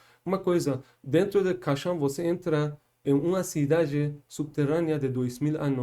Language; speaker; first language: Portuguese; non-native, learner; Persian